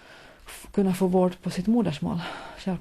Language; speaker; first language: Swedish; native; Swedish